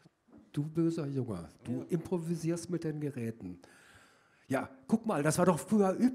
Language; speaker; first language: German; native; German